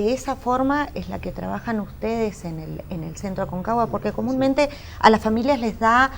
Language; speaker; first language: Spanish; native; Spanish